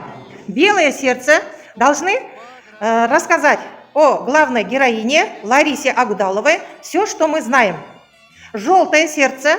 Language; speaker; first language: Russian; non-native, local second language; Kazakh